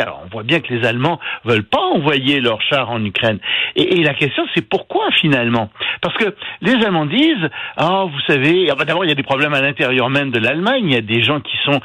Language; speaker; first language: French; native; French